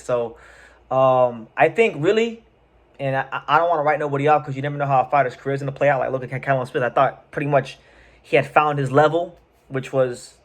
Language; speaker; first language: English; native; English